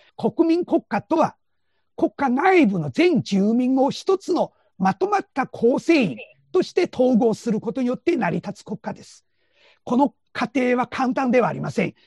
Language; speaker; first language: Japanese; non-native, fluent; Chinese